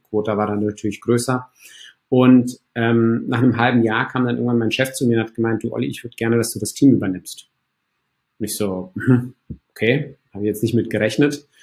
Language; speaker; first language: German; early bilingual, other home language; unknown